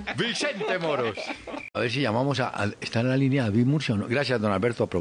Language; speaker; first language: Spanish; native; Spanish